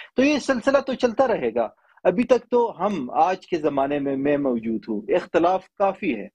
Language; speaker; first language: Urdu; native; Urdu